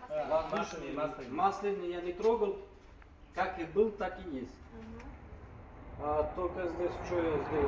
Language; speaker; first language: Russian; non-native, local second language; Uzbek